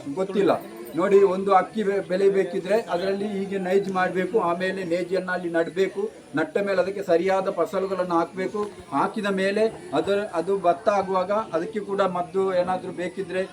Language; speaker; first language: Kannada; non-native, local second language; Tulu